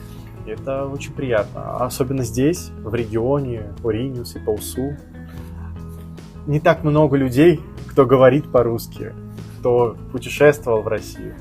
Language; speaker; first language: Russian; non-native, learner; Portuguese